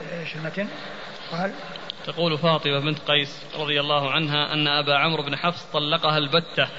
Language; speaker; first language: Arabic; native; Arabic